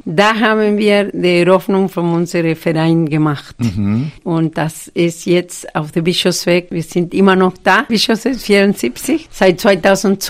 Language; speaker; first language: German; non-native, fluent; Spanish